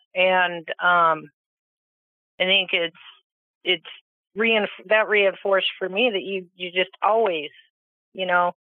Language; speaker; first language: English; native; English